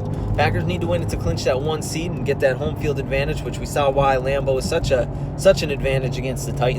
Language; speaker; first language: English; native; English